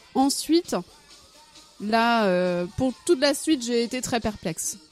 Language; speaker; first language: French; native; French